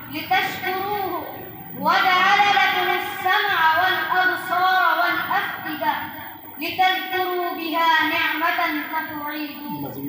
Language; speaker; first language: Arabic; non-native, learner; Urdu